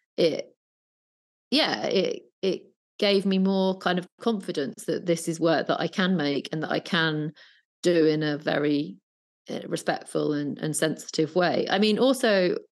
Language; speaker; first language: English; native; English